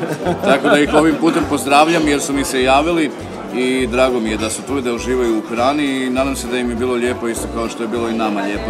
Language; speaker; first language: Croatian; native; Croatian